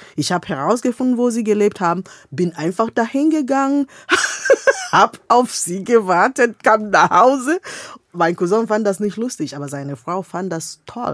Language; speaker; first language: German; non-native, fluent; Igbo